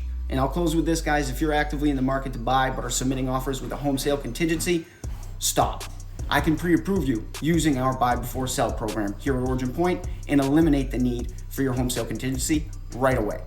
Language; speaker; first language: English; native; English